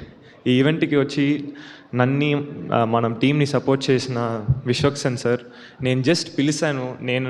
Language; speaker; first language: Telugu; non-native, learner; Tamil